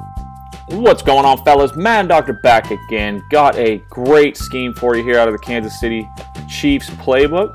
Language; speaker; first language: English; native; English